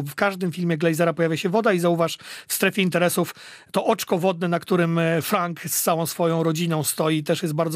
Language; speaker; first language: Polish; native; Polish